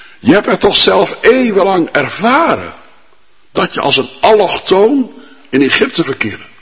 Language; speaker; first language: Dutch; native; Dutch